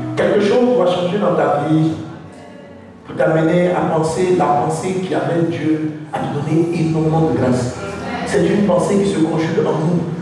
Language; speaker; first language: French; non-native, local second language; Dyula